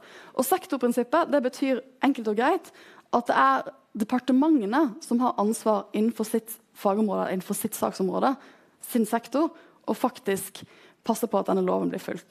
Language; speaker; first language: Norwegian; native; Norwegian